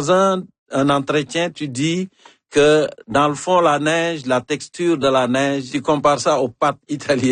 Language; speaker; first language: French; native; French